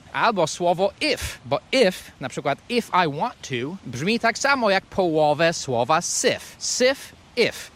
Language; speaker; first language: Polish; non-native, fluent; English